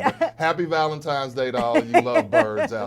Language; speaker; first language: English; native; English